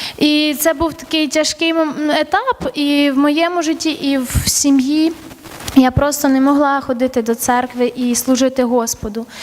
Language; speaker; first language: Ukrainian; early bilingual, other home language; Armenian